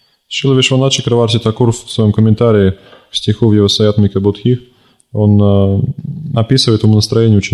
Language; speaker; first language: Russian; native; Russian